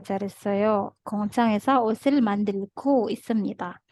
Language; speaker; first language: Korean; non-native, learner; Indonesian